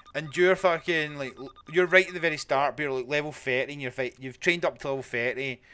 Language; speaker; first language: English; native; English